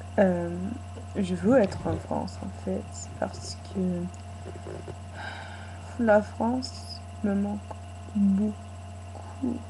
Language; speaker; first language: French; non-native, learner; English